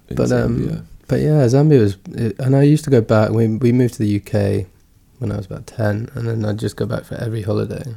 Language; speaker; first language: English; early bilingual, other home language; Gujarati